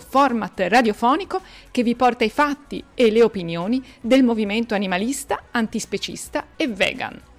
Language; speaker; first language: Italian; native; Italian